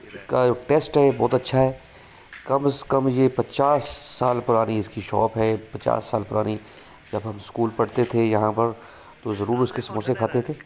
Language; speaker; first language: Urdu; native; Urdu